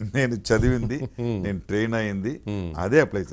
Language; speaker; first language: Telugu; non-native, local second language; Tamil